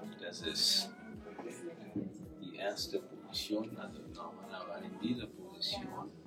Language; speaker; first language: German; non-native, learner; French